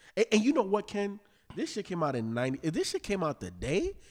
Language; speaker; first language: English; native; English